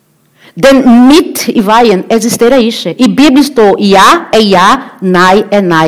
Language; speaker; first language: Norwegian; non-native, learner; Portuguese